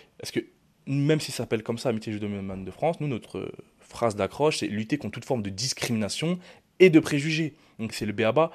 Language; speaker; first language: French; native; French